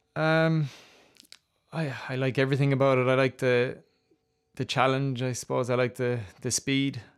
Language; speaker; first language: English; native; English